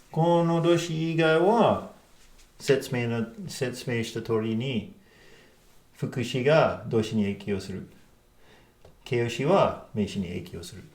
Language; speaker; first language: Japanese; non-native, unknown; English